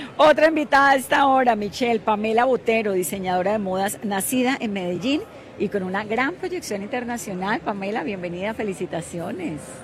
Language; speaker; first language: Spanish; native; Spanish